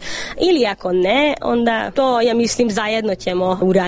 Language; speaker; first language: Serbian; non-native, learner; Hungarian